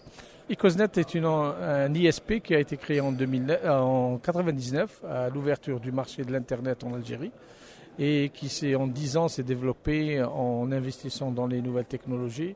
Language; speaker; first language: French; non-native, local second language; Arabic